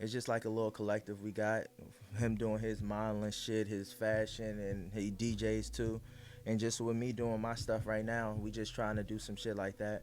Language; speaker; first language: English; native; English